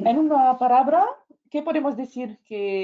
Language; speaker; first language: Spanish; non-native, fluent; French